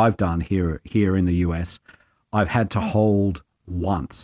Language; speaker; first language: English; native; English